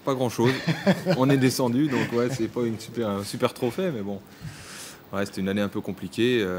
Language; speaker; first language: French; native; French